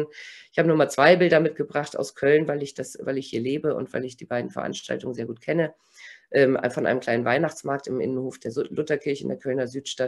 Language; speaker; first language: German; native; German